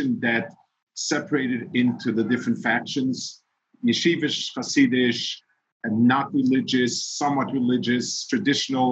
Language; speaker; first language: English; early bilingual, other home language; Yiddish